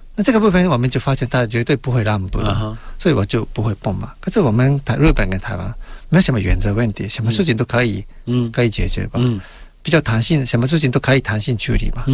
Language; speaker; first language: Chinese; non-native, fluent; Japanese